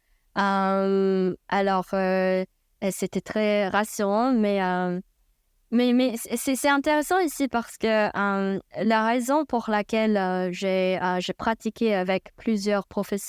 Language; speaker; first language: French; non-native, fluent; Chinese